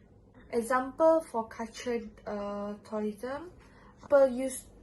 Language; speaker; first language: English; non-native, local second language; Malay